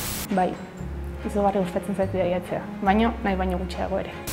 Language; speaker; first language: Basque; non-native, local second language; Spanish